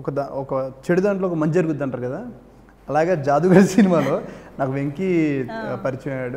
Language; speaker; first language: Telugu; native; Telugu